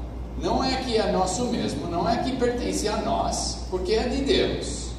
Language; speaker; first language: Portuguese; non-native, fluent; English